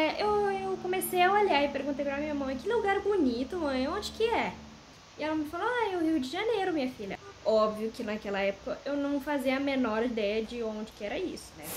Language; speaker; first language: Portuguese; non-native, fluent; Romanian